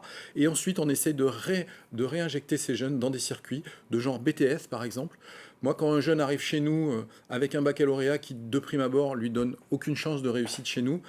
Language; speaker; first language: French; native; French